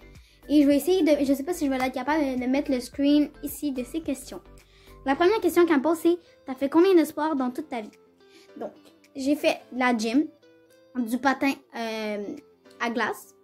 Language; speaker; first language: French; native; French